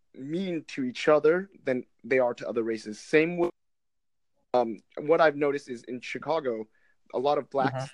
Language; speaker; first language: English; non-native, fluent; Vietnamese